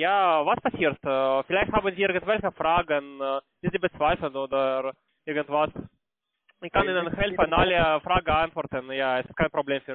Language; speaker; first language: German; non-native, learner; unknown